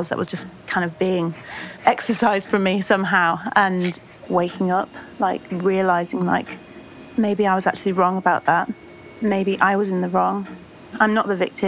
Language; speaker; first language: English; native; English